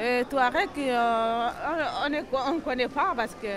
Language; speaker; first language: French; non-native, learner; Bambara